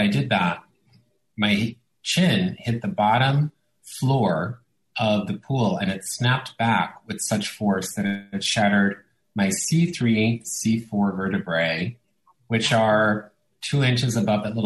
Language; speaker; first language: English; early bilingual, other home language; Italian